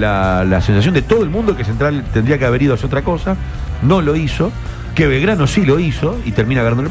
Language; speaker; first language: Spanish; native; Spanish